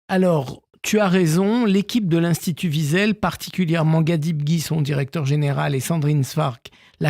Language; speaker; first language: French; native; French